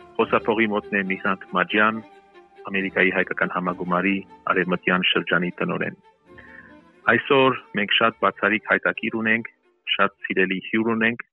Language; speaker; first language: Armenian; early bilingual, heritage; Armenian